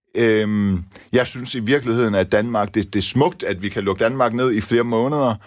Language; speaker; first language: Danish; early bilingual, other home language; Persian